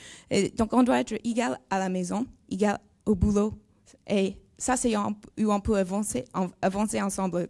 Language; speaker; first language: French; non-native, learner; English